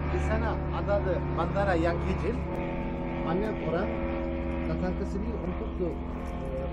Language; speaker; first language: Indonesian; non-native, learner; Turkish